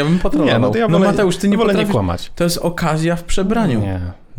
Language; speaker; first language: Polish; native; Polish